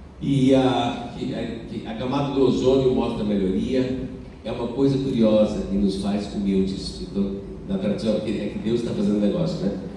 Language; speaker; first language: Portuguese; non-native, fluent; English